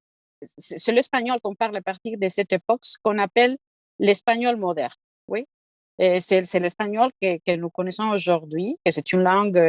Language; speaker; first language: French; non-native, fluent; Spanish